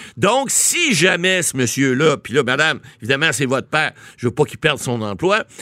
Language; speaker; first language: French; native; French